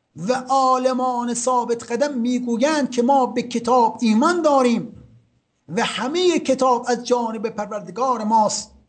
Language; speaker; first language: Persian; native; Persian